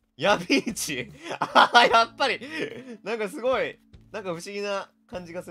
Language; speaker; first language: Japanese; native; Japanese